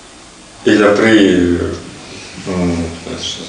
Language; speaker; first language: French; non-native, learner; Russian